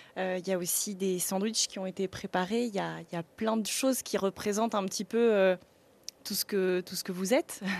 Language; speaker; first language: French; native; French